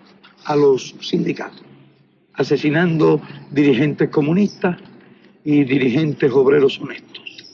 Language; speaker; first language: Spanish; native; Spanish